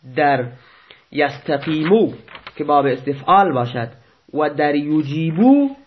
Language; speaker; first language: Persian; non-native, local second language; Baluchi